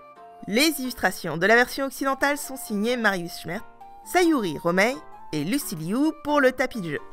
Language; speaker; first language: French; native; French